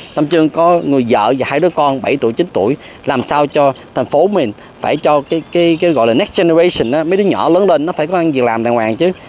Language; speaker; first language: Vietnamese; early bilingual, other home language; English